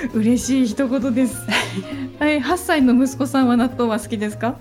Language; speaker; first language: Japanese; native; Japanese